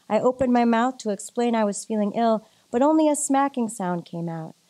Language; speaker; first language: English; native; English